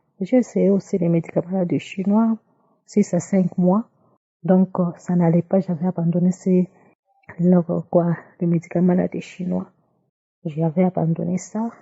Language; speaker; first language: French; non-native, local second language; Lingala